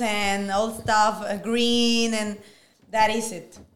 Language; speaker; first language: English; non-native, learner; Spanish